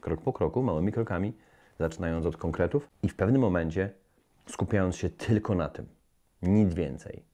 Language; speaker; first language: Polish; native; Polish